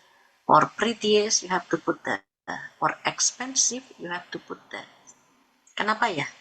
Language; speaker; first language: English; non-native, fluent; Indonesian